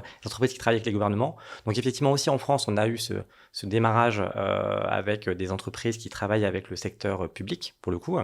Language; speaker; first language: French; native; French